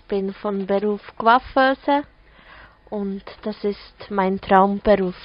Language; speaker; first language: German; non-native, fluent; Serbian